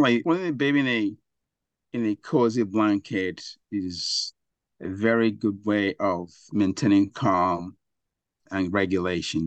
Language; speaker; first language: English; non-native, local second language; Igbo